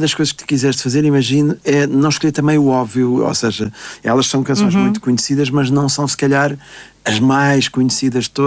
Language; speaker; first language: Portuguese; native; Portuguese